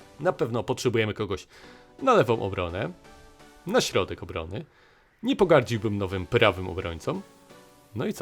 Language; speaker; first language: Polish; native; Polish